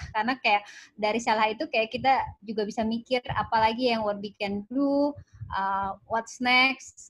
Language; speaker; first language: English; non-native, local second language; Indonesian